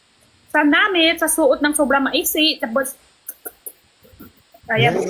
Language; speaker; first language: Filipino; non-native, learner; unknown